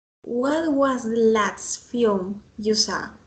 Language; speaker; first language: English; non-native, fluent; Spanish